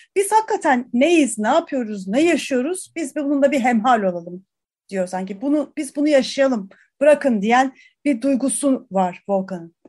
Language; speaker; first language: Turkish; native; Turkish